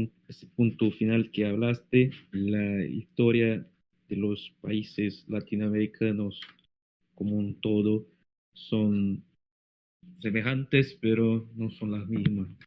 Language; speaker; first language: Spanish; non-native, learner; Portuguese